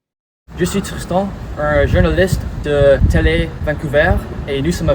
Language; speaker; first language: French; non-native, learner; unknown